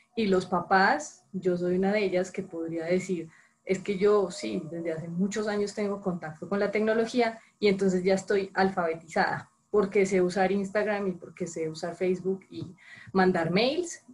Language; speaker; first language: Spanish; native; Spanish